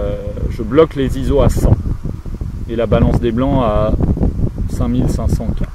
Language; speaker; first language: French; native; French